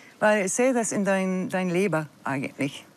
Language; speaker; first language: German; non-native, learner; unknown